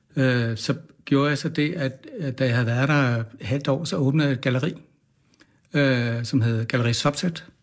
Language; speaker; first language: Danish; native; Danish